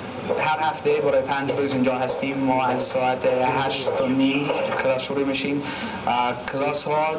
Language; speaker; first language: Persian; early bilingual, heritage; Persian